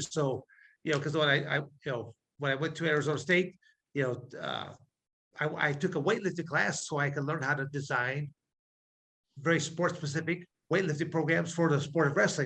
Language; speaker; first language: English; native; English